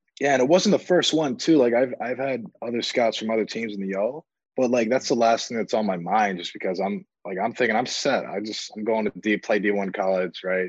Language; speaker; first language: English; native; English